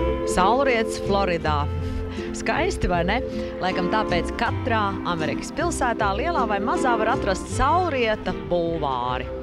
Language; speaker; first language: Latvian; native; Latvian